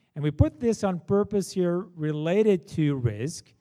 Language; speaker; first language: English; non-native, fluent; Portuguese